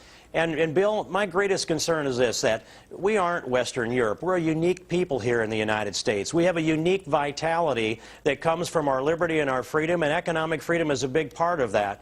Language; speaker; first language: English; native; English